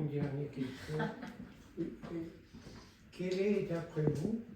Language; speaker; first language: French; non-native, local second language; Comorian